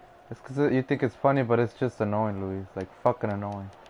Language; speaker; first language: English; early bilingual, other home language; Spanish